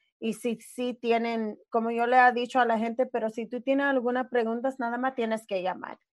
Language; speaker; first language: Spanish; early bilingual, other home language; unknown